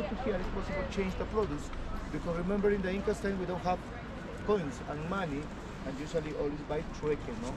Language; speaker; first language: English; non-native, learner; Spanish